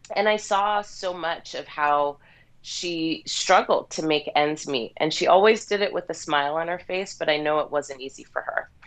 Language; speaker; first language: English; native; English